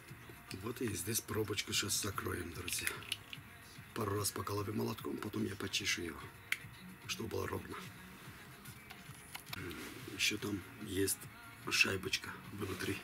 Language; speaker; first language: Russian; non-native, fluent; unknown